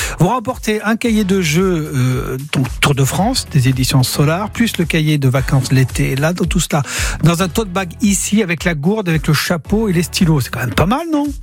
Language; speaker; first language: French; native; French